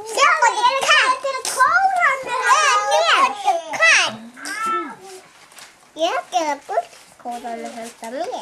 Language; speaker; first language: Icelandic; non-native, local second language; Dutch